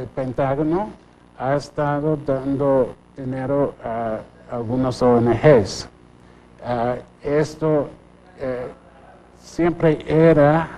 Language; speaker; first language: Spanish; non-native, fluent; English